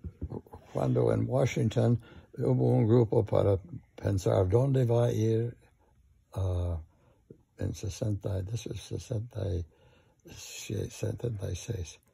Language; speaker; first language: Spanish; non-native, learner; English